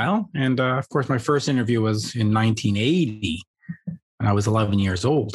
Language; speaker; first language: English; native; English